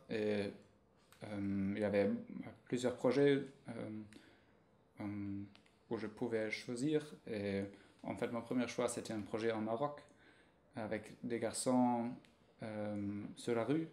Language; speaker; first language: French; non-native, fluent; German